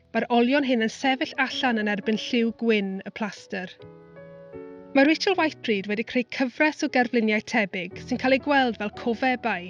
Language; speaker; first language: Welsh; native; Welsh